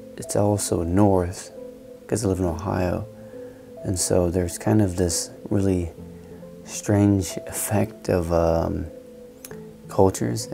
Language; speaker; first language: English; native; English